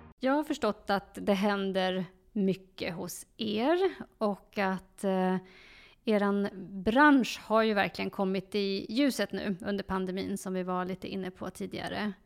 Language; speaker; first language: Swedish; native; Swedish